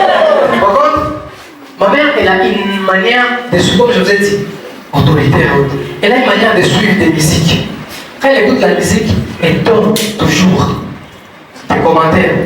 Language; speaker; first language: French; non-native, local second language; Swahili